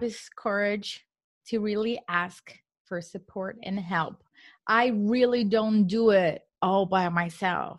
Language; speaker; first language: English; non-native, fluent; Portuguese